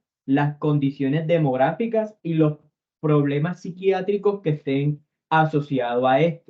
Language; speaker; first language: Spanish; native; Spanish